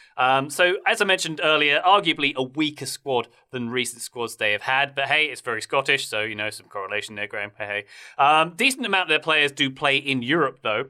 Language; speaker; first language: English; native; English